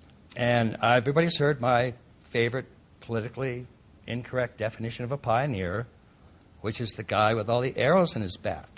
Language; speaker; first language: English; native; English